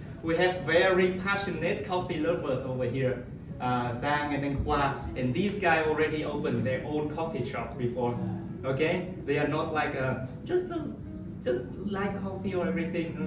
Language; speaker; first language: English; non-native, learner; Vietnamese